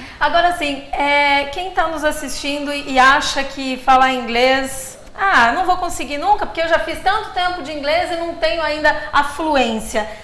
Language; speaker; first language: Portuguese; native; Portuguese